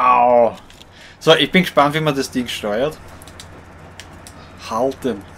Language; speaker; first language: German; native; German